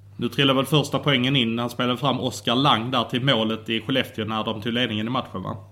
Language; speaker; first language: Swedish; native; Swedish